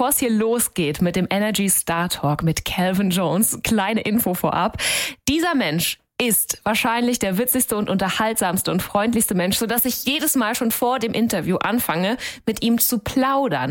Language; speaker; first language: German; native; German